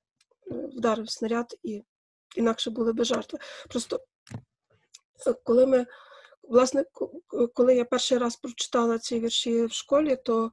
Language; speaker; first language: Ukrainian; native; Ukrainian